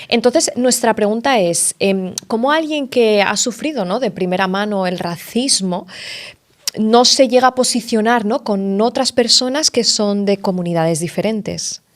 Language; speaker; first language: Spanish; native; Spanish